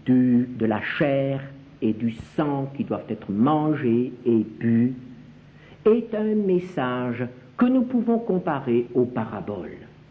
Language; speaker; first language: French; native; French